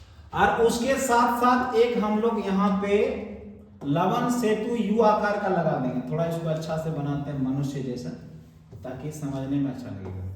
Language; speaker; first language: Hindi; native; Hindi